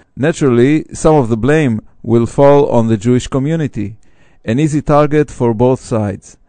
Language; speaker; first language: English; non-native, fluent; Hebrew